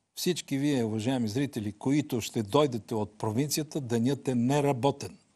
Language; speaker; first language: Bulgarian; native; Bulgarian